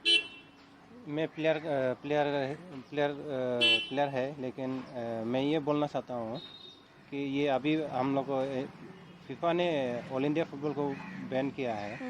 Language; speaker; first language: Hindi; non-native, local second language; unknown